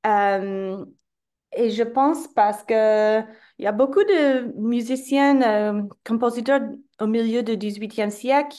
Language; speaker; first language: French; non-native, fluent; English